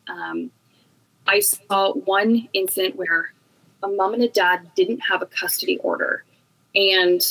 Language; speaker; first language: English; native; English